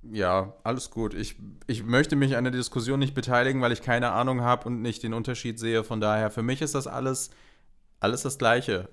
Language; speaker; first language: German; native; German